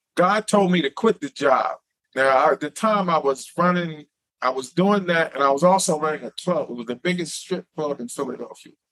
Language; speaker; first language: English; native; English